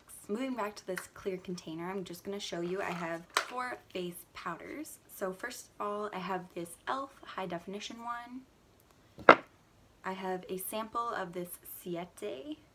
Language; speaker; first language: English; native; English